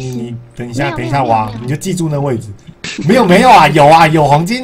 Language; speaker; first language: Chinese; native; Chinese